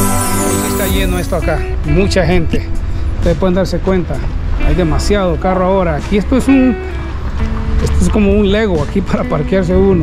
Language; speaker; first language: Spanish; native; Spanish